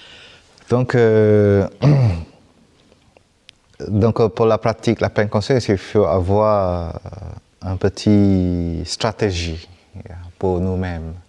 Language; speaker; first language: French; non-native, fluent; Vietnamese